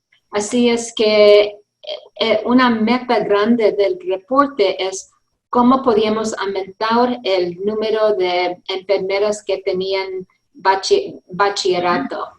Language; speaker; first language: Spanish; early bilingual, heritage; English